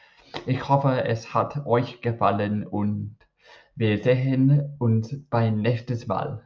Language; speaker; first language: German; non-native, learner; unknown